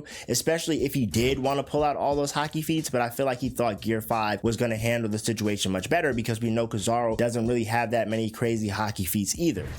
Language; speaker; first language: English; native; English